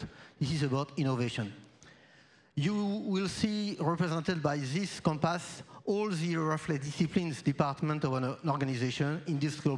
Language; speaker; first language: English; non-native, fluent; French